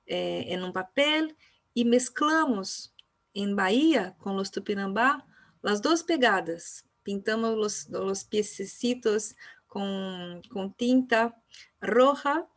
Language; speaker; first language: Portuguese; non-native, learner; Spanish